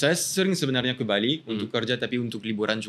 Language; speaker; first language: Indonesian; non-native, fluent; French